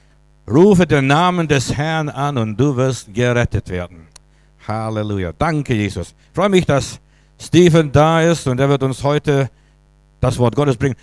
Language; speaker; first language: German; native; German